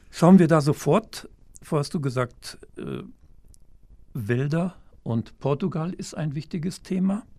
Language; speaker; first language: German; native; German